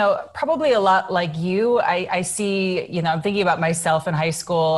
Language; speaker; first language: English; native; English